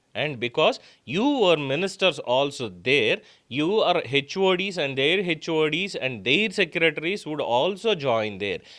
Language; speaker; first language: English; non-native, local second language; Telugu